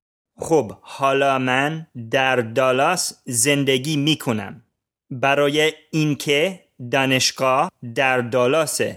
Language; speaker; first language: Persian; non-native, learner; English